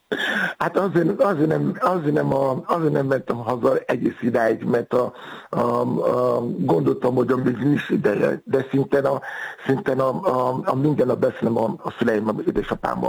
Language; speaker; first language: Hungarian; non-native, fluent; Yoruba